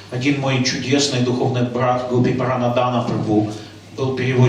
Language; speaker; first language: Russian; native; Russian